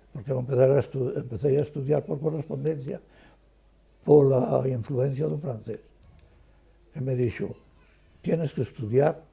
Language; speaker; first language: Spanish; non-native, local second language; Galician